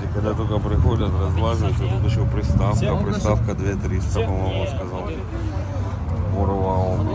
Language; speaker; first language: Russian; native; Russian